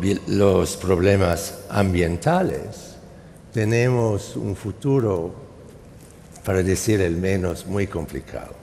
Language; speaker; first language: Spanish; non-native, fluent; English